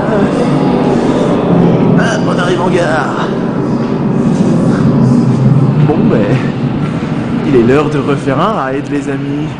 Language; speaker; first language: French; native; French